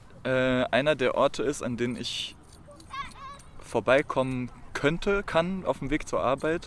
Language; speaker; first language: German; native; German